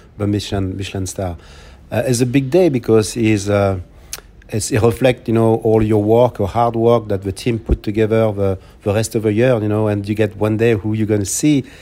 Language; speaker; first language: English; non-native, fluent; French